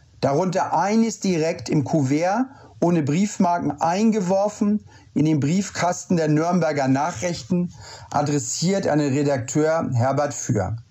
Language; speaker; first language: German; native; German